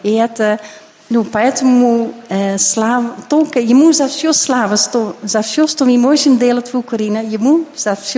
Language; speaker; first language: Russian; non-native, learner; Dutch